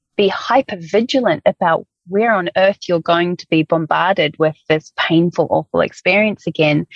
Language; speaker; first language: English; native; English